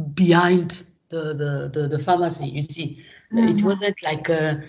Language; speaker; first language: English; non-native, fluent; French